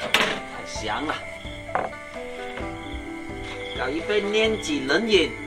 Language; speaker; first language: Chinese; native; Chinese